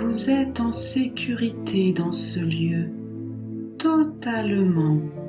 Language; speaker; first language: French; native; French